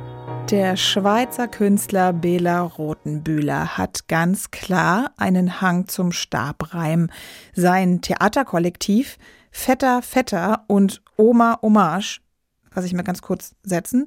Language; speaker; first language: German; native; German